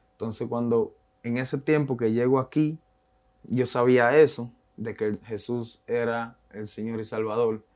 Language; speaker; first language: Spanish; native; Spanish